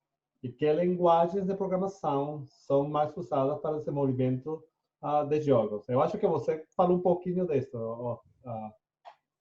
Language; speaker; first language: Portuguese; non-native, fluent; Spanish